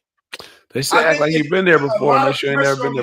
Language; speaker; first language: English; native; English